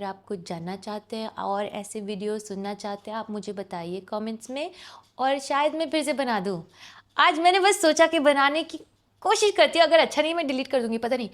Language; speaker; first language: Hindi; non-native, local second language; English